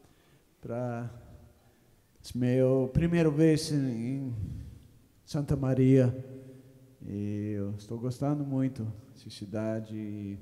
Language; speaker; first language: Portuguese; non-native, learner; English